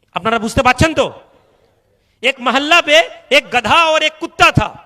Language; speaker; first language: Hindi; non-native, local second language; Bangla